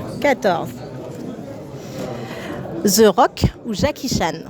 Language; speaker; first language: French; native; French